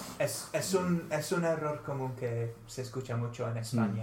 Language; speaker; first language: Spanish; non-native, fluent; English